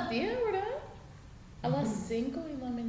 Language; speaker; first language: Spanish; non-native, learner; English